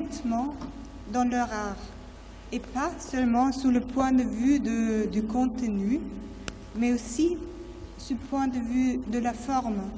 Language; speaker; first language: French; non-native, fluent; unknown